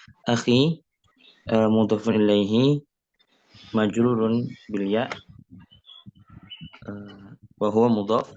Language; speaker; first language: Arabic; non-native, learner; Indonesian